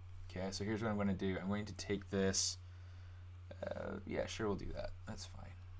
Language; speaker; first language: English; native; English